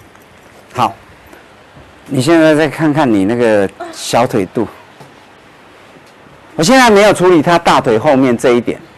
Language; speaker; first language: Chinese; native; Chinese